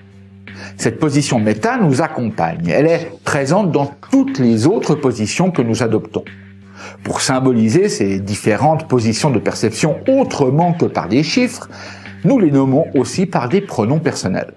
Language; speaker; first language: French; native; French